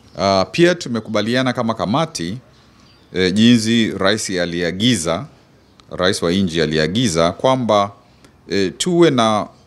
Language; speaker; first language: Swahili; non-native, local second language; Kamba